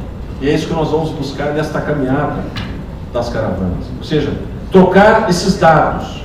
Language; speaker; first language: Portuguese; native; Portuguese